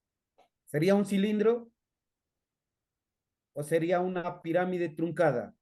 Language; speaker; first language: Spanish; native; Spanish